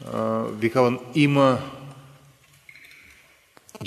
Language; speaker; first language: German; non-native, fluent; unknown